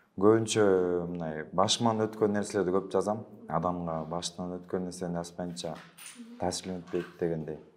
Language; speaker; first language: Kyrgyz; native; Kyrgyz